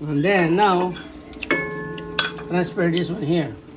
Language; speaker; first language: English; non-native, local second language; Filipino